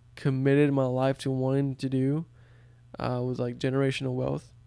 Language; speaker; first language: English; early bilingual, other home language; Spanish